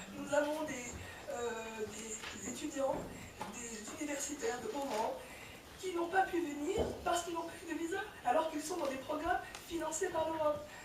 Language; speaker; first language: French; early bilingual, other home language; Kabyle